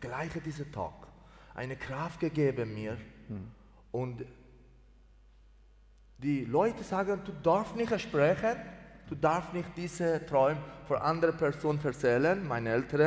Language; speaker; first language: German; non-native, learner; Persian